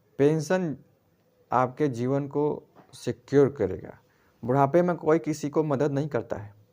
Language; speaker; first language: Hindi; native; Hindi